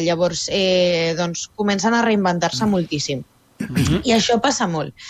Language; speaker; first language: Catalan; early bilingual, other home language; Arabic